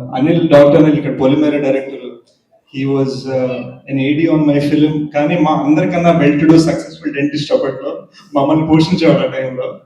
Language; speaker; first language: Telugu; early bilingual, heritage; Telugu